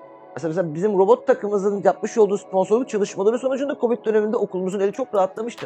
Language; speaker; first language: Turkish; native; Turkish